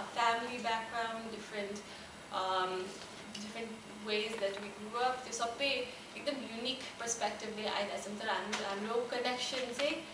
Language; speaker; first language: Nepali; early bilingual, heritage; Nepali